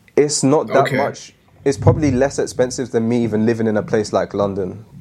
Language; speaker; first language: English; native; English